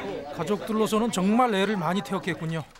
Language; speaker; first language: Korean; native; Korean